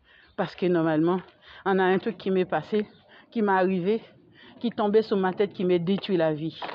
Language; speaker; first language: French; non-native, fluent; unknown